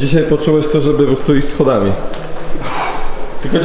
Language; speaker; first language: Polish; native; Polish